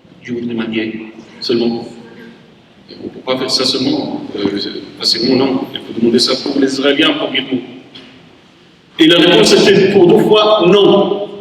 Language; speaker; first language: French; non-native, learner; Arabic